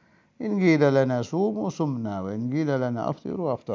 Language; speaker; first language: Arabic; non-native, fluent; Indonesian